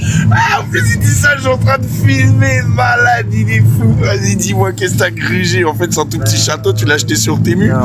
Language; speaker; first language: French; native; French